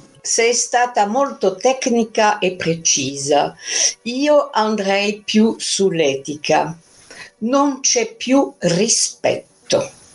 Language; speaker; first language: Italian; non-native, fluent; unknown